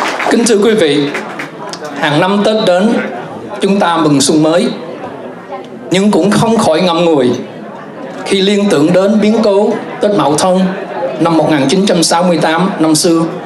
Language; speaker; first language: Vietnamese; native; Vietnamese